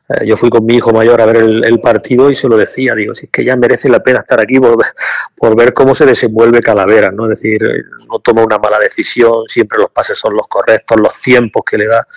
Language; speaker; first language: Spanish; native; Spanish